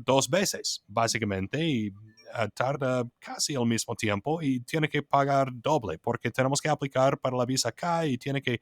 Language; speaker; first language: Spanish; non-native, fluent; English